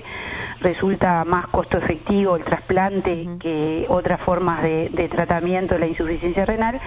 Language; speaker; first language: Spanish; native; Spanish